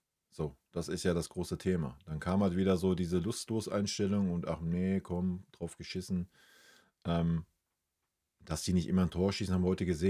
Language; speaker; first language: German; native; German